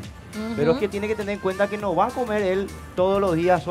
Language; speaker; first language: Spanish; native; Spanish